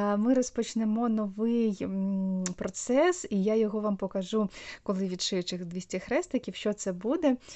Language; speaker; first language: Ukrainian; non-native, local second language; Russian